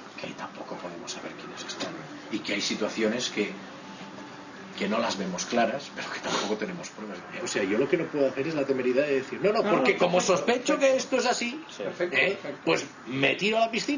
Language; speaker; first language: Catalan; native; Catalan